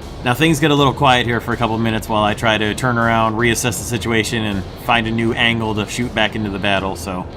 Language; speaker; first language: English; native; English